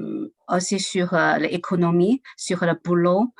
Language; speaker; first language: French; non-native, learner; Chinese